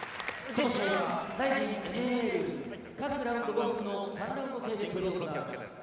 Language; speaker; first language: Japanese; native; Japanese